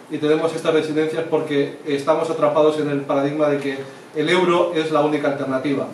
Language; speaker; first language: Spanish; native; Spanish